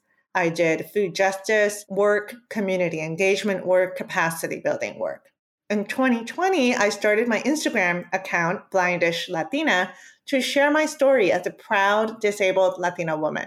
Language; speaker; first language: English; early bilingual, other home language; Spanish